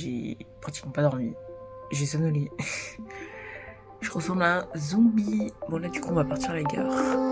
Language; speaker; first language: French; native; French